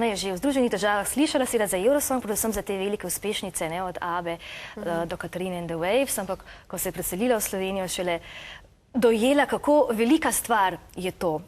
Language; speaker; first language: Slovenian; native; Slovenian